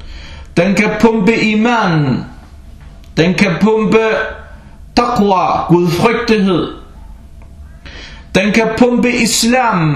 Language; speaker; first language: Danish; early bilingual, other home language; Arabic